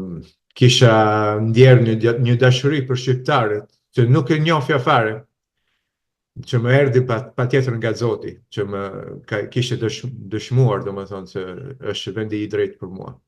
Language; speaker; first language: Albanian; non-native, fluent; Italian